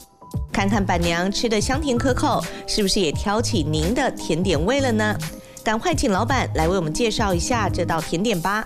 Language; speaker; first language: Chinese; native; Chinese